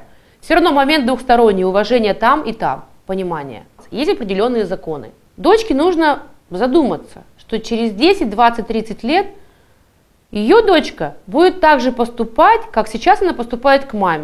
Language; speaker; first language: Russian; native; Russian